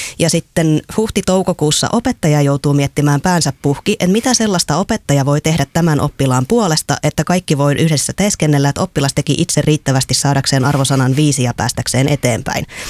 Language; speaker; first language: Finnish; native; Finnish